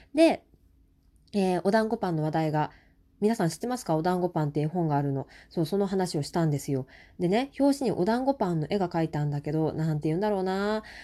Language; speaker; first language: Japanese; native; Japanese